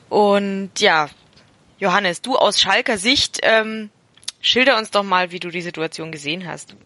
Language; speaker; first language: German; native; German